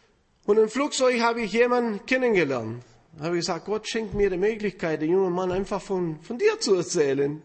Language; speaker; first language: German; non-native, fluent; Spanish